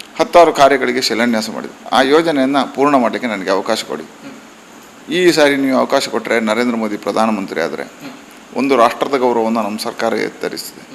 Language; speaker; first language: Kannada; non-native, local second language; Tulu